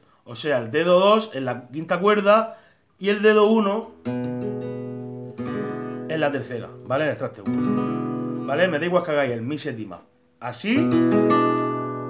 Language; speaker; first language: Spanish; native; Spanish